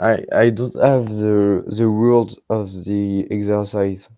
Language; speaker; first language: English; non-native, learner; French